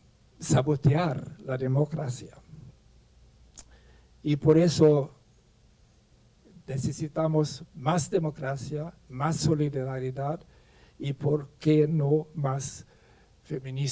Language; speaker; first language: Spanish; non-native, fluent; Swedish